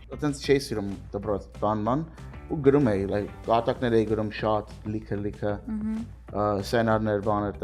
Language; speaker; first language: Armenian; early bilingual, heritage; Armenian